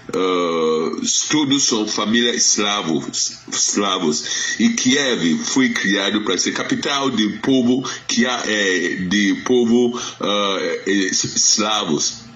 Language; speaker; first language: Portuguese; non-native, fluent; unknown